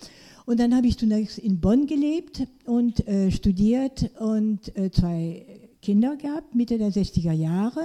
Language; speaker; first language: German; non-native, fluent; French